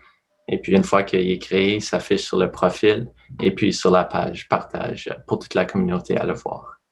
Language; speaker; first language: French; native; French